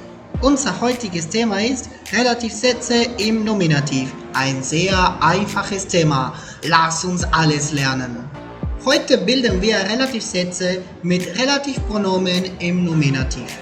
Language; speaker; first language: German; non-native, fluent; Spanish